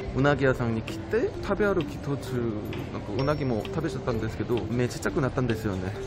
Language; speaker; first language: Japanese; non-native, fluent; Korean